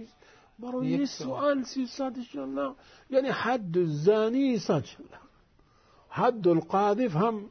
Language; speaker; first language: Persian; non-native, fluent; Arabic